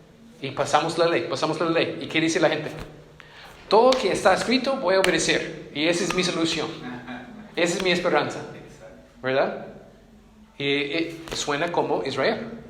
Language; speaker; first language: Spanish; non-native, fluent; English